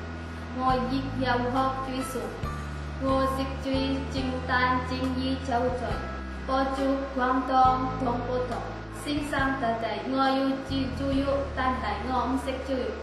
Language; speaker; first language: Cantonese; non-native, learner; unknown